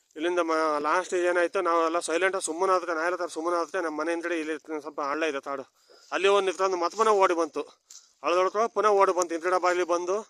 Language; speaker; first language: Kannada; native; Kannada